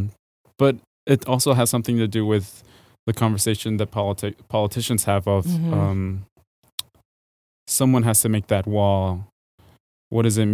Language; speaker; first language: English; early bilingual, other home language; Spanish